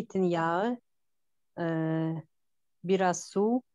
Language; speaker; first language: Turkish; non-native, learner; Kyrgyz